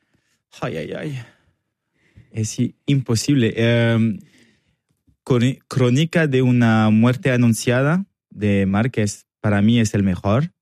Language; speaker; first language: Spanish; non-native, learner; French